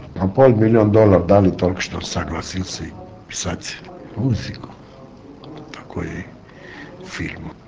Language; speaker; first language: Russian; non-native, local second language; Armenian